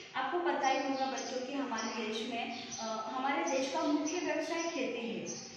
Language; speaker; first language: Hindi; non-native, local second language; Marathi